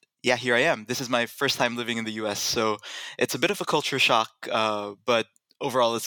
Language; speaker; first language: English; non-native, local second language; Filipino